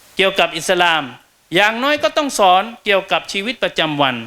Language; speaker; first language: Thai; native; Thai